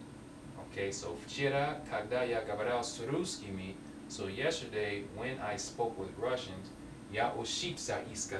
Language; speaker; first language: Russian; non-native, learner; English